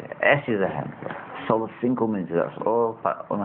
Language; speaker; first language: Spanish; non-native, learner; English